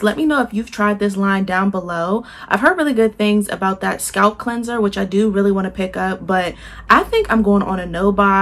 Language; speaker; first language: English; native; English